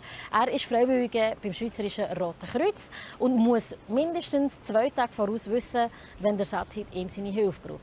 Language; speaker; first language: German; native; German